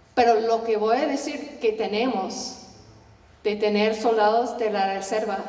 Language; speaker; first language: Spanish; non-native, learner; English